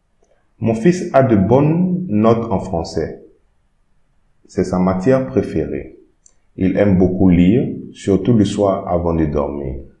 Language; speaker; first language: French; non-native, fluent; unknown